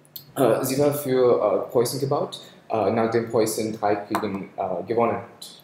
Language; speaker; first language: German; non-native, learner; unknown